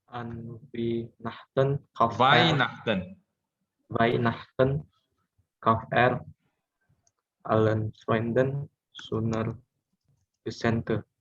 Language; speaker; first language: German; non-native, learner; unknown